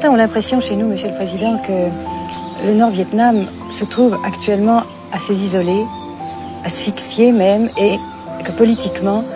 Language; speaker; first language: French; native; French